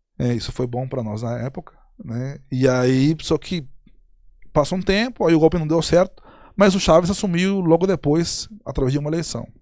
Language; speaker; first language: Portuguese; non-native, fluent; Spanish